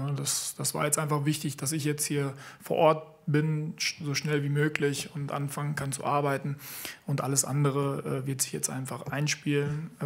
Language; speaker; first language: German; early bilingual, other home language; Italian